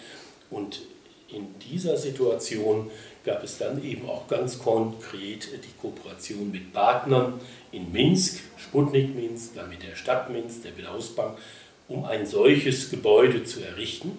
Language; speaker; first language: German; native; German